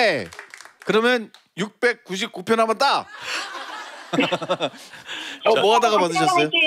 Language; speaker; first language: Korean; native; Korean